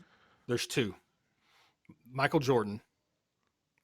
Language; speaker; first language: English; native; English